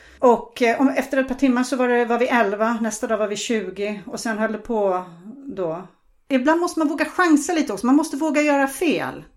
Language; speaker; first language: Swedish; non-native, fluent; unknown